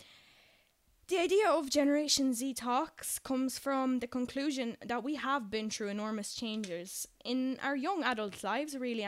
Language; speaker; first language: English; non-native, fluent; Polish